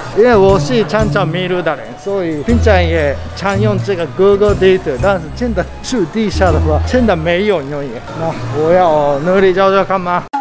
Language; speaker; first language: Chinese; non-native, fluent; Japanese